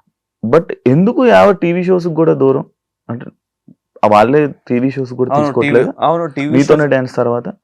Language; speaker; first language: Telugu; native; Telugu